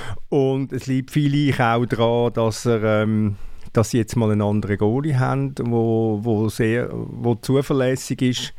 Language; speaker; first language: German; native; German